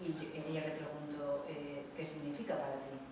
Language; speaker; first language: Spanish; native; Spanish